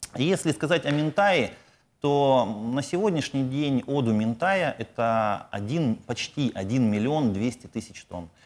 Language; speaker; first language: Russian; native; Russian